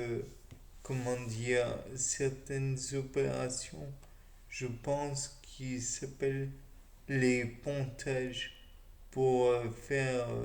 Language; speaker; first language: French; native; French